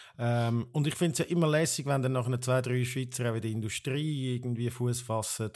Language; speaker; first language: German; native; German